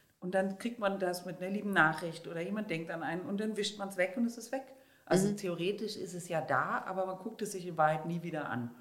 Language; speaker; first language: German; native; German